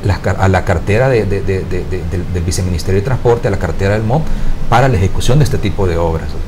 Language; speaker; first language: Spanish; native; Spanish